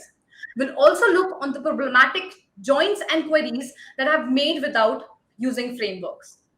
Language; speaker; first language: English; non-native, local second language; Hindi